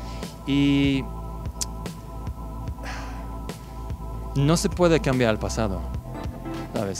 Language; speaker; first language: Spanish; non-native, fluent; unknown